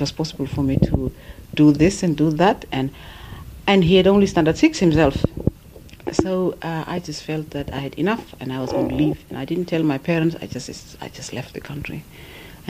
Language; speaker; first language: English; non-native, fluent; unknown